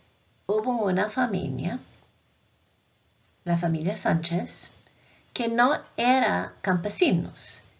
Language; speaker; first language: Spanish; non-native, fluent; English